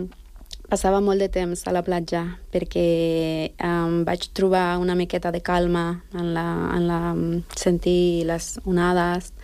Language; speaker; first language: Catalan; non-native, fluent; Spanish